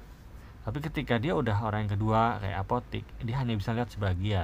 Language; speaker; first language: Indonesian; native; Indonesian